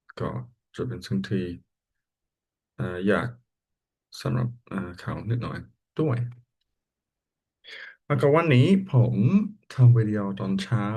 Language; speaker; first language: Thai; non-native, learner; English